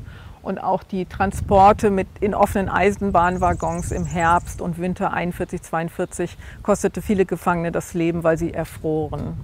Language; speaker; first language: German; native; German